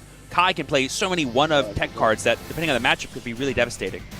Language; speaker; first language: English; native; English